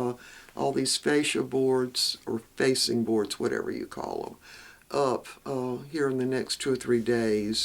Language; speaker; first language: English; native; English